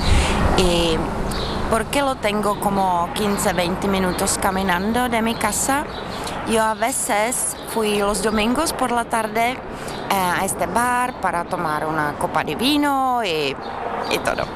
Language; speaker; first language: Spanish; non-native, learner; Czech